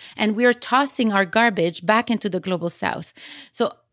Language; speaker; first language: English; early bilingual, other home language; Arabic